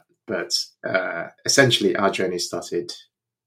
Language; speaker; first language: English; non-native, local second language; Yoruba